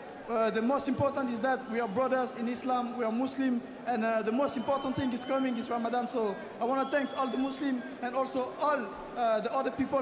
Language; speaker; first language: English; non-native, learner; French